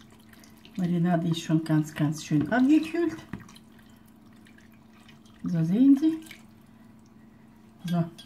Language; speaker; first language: German; non-native, fluent; Russian